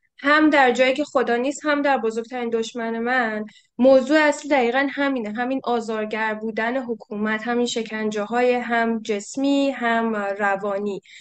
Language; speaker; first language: Persian; native; Persian